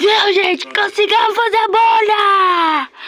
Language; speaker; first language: Portuguese; native; Portuguese